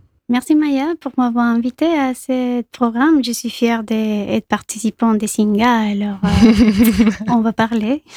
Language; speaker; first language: French; non-native, fluent; Spanish